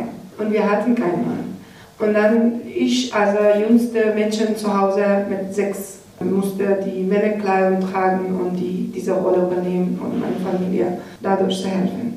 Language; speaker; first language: German; non-native, learner; Persian